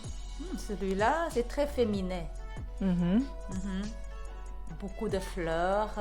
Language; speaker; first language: French; non-native, learner; Chinese